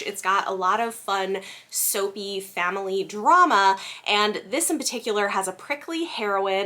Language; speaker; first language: English; native; English